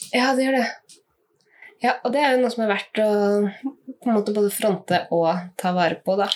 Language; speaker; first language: Norwegian; native; Norwegian